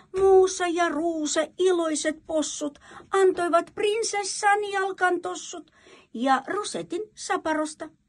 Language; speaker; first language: Finnish; non-native, fluent; Russian